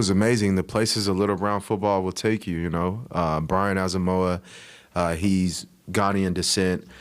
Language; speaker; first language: English; native; English